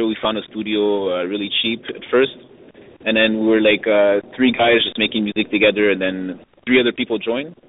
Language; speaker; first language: English; native; English